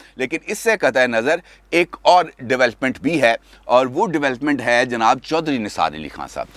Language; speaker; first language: Urdu; native; Urdu